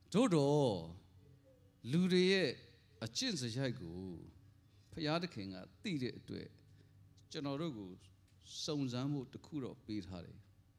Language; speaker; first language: Burmese; non-native, local second language; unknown